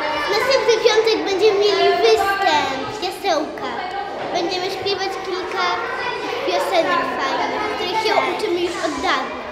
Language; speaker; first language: Polish; non-native, learner; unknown